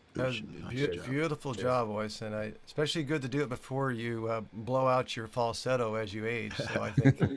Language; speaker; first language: English; native; English